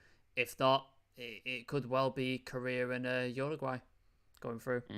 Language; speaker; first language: English; native; English